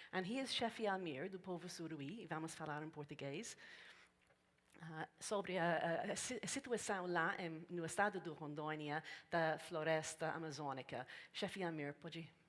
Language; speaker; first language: Portuguese; non-native, learner; English